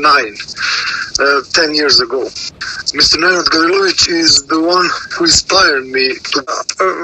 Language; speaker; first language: English; non-native, learner; Serbian